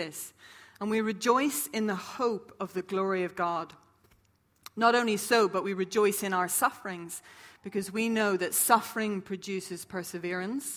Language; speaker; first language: English; native; English